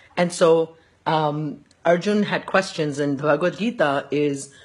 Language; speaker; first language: English; early bilingual, other home language; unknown